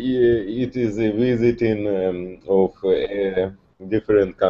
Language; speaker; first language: English; non-native, learner; Russian